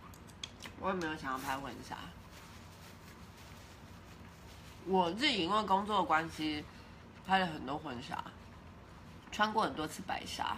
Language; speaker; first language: Chinese; native; Chinese